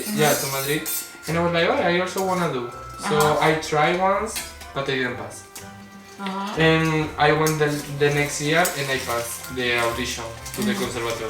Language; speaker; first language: English; non-native, learner; Spanish